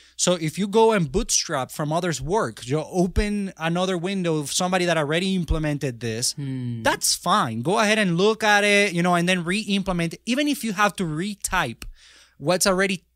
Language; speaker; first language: English; non-native, fluent; Spanish